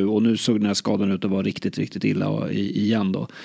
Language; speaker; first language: Swedish; native; Swedish